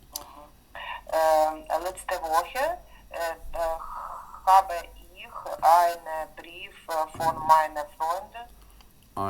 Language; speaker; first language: German; non-native, learner; Ukrainian